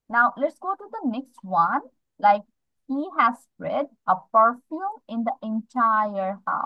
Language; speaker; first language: English; non-native, fluent; Bangla